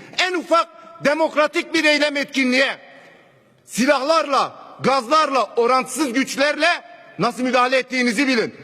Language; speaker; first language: Turkish; non-native, local second language; Kurdish